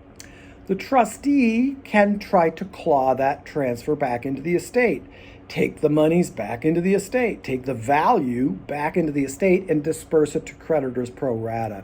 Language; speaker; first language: English; native; English